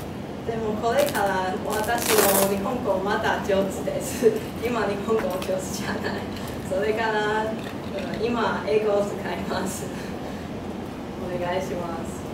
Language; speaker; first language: Japanese; non-native, learner; Chinese